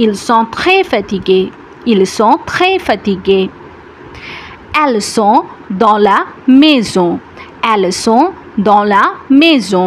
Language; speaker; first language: French; non-native, fluent; Bangla